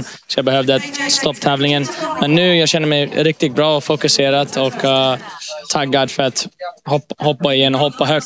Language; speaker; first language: Swedish; early bilingual, heritage; English